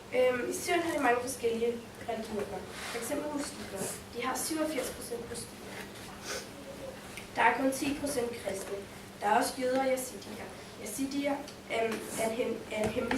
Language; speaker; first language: Danish; early bilingual, heritage; Danish